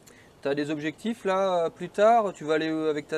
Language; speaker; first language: French; native; French